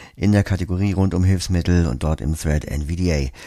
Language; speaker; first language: German; native; German